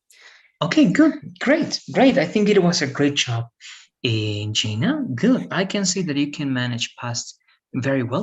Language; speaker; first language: English; non-native, fluent; Spanish